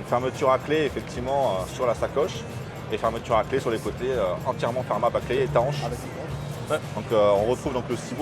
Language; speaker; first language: French; native; French